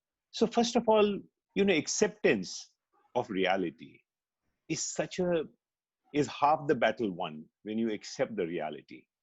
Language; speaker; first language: English; non-native, local second language; Hindi